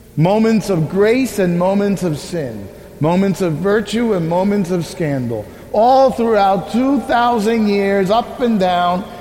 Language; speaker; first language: English; early bilingual, other home language; Spanish